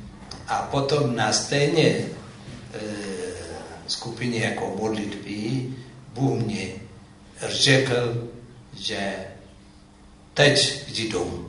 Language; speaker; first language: Czech; non-native, fluent; Amharic